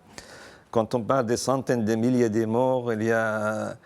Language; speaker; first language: French; non-native, fluent; Arabic